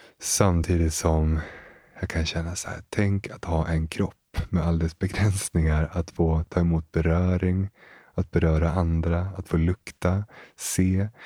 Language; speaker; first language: Swedish; native; Swedish